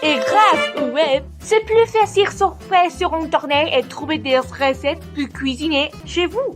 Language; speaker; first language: French; non-native, learner; Spanish